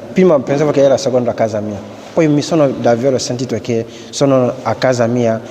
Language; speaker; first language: Italian; non-native, fluent; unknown